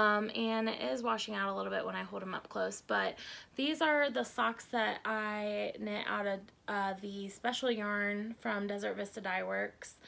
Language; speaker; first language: English; native; English